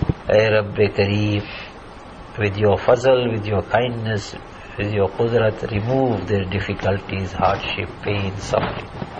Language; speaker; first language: English; early bilingual, other home language; Urdu